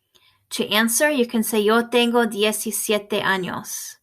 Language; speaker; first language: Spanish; non-native, fluent; English